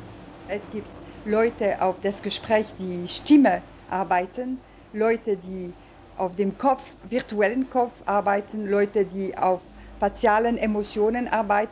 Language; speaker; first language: German; non-native, fluent; French